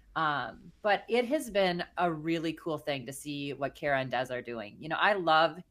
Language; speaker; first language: English; native; English